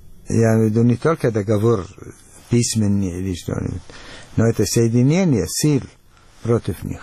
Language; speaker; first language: Russian; non-native, fluent; Arabic